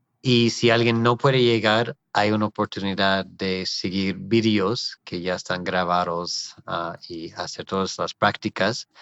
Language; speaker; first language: Spanish; non-native, fluent; English